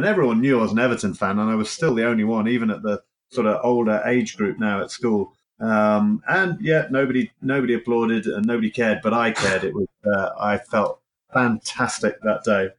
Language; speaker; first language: English; native; English